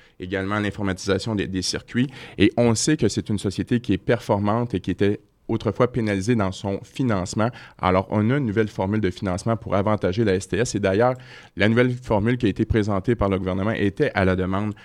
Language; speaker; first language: French; native; French